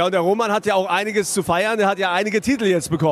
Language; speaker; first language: German; native; German